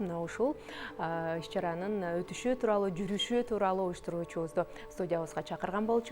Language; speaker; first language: Kyrgyz; native; Kyrgyz